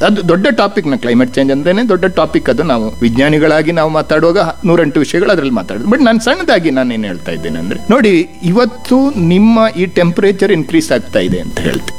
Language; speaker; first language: Kannada; non-native, local second language; Malayalam